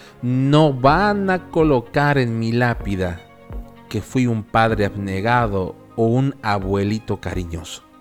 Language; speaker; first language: Spanish; native; Spanish